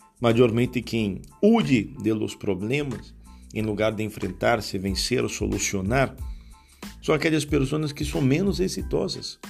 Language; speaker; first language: Portuguese; non-native, learner; Spanish